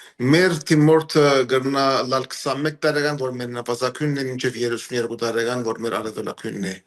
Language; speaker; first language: Armenian; early bilingual, heritage; Armenian